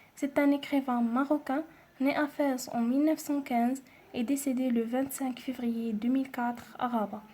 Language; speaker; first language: French; non-native, local second language; Arabic